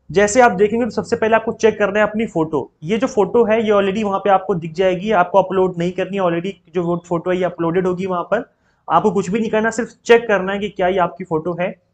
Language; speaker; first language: Hindi; native; Hindi